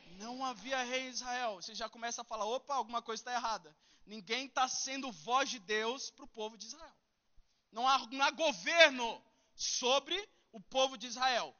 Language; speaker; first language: Portuguese; early bilingual, heritage; Portuguese